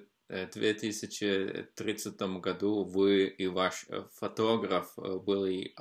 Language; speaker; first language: Russian; non-native, fluent; Norwegian